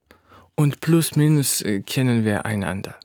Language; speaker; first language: German; non-native, fluent; Russian